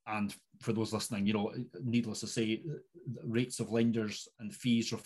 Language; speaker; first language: English; native; English